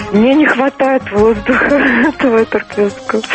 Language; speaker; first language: Russian; non-native, local second language; Turkmen